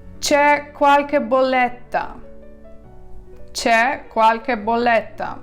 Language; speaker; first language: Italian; non-native, fluent; Ukrainian